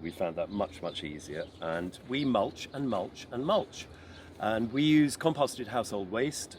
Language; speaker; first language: English; native; English